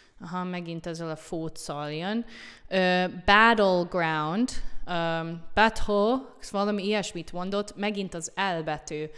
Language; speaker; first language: Hungarian; non-native, fluent; English